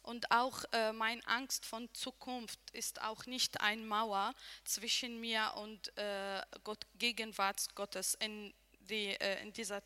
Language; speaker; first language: German; non-native, learner; Arabic